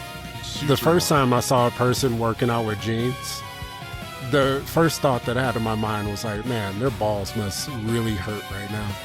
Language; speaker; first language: English; native; English